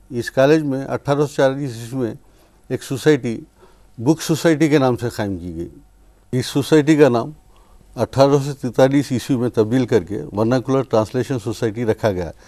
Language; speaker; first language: Urdu; native; Urdu